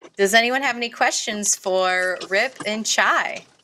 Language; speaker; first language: English; native; English